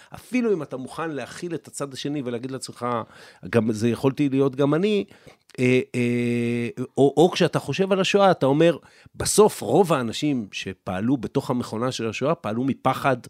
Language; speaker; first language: Hebrew; native; Hebrew